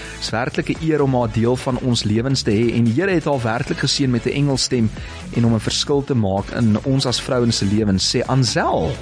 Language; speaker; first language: Afrikaans; native; Afrikaans